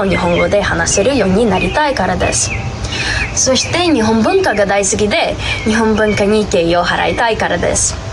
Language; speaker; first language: Japanese; non-native, learner; English